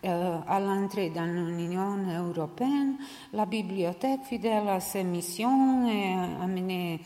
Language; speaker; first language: French; non-native, learner; Serbian